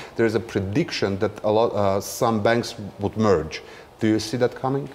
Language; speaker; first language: English; non-native, fluent; Armenian